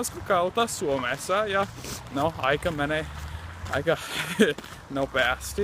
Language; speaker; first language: Finnish; non-native, learner; English